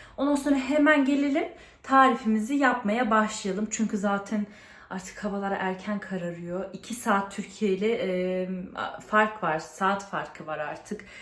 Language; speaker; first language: Turkish; native; Turkish